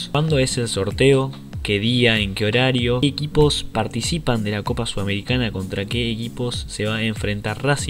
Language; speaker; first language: Spanish; native; Spanish